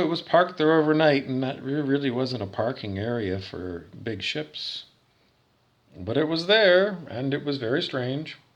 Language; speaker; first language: English; native; English